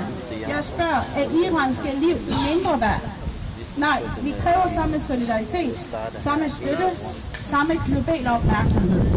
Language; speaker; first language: Danish; non-native, fluent; Persian